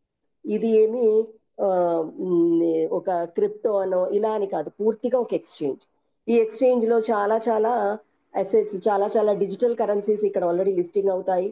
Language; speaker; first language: Telugu; native; Telugu